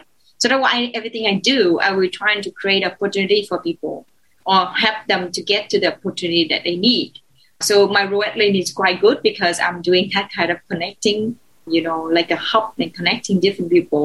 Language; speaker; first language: English; non-native, fluent; Vietnamese